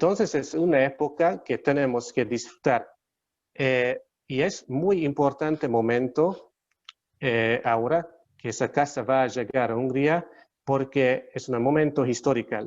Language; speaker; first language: Spanish; non-native, learner; Hungarian